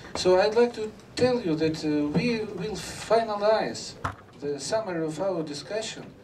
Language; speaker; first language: English; non-native, fluent; Russian